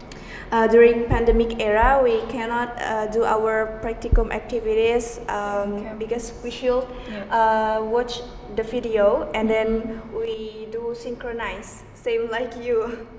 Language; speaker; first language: English; non-native, learner; Indonesian